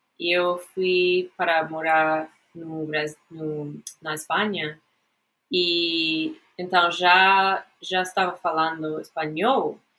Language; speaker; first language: Portuguese; non-native, fluent; English